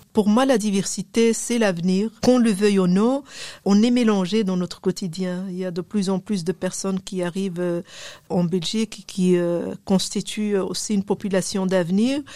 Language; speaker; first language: French; non-native, local second language; Arabic